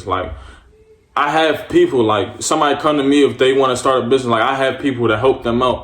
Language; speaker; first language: English; native; English